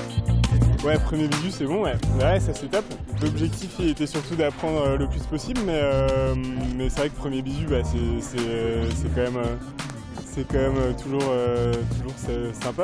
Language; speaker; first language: French; native; French